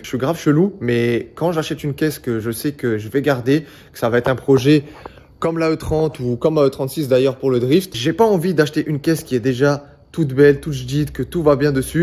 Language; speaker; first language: French; native; French